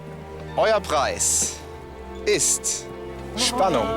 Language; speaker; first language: German; native; German